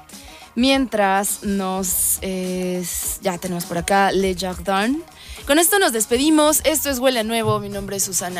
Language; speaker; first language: Spanish; native; Spanish